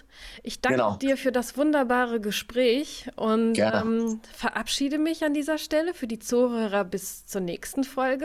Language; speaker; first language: German; native; German